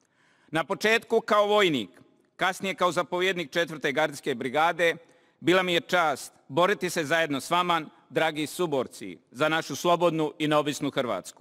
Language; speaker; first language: Bosnian; native; Bosnian